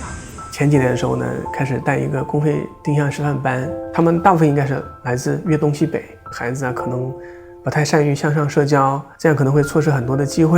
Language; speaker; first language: Chinese; native; Chinese